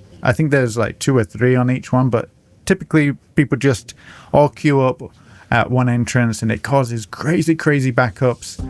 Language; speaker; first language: English; native; English